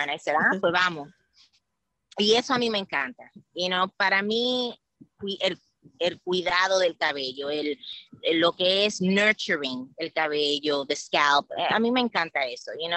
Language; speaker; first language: Spanish; early bilingual, heritage; Spanish